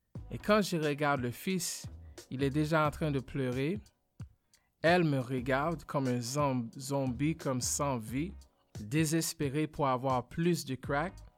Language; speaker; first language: French; non-native, fluent; English